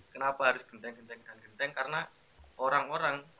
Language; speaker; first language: Indonesian; native; Indonesian